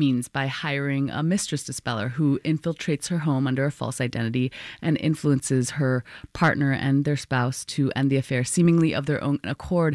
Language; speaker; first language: English; non-native, local second language; Cantonese